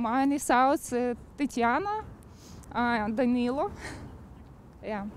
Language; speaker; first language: Latvian; non-native, learner; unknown